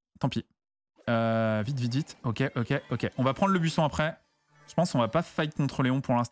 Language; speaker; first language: French; native; French